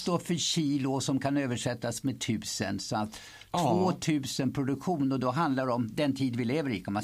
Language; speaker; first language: Swedish; native; Swedish